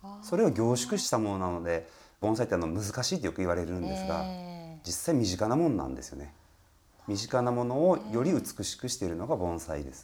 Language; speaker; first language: Japanese; native; Japanese